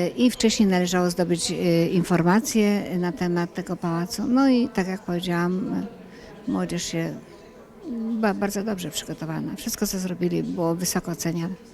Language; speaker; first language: Polish; native; Polish